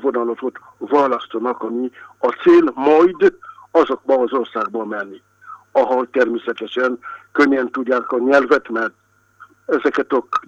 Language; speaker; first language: Hungarian; non-native, fluent; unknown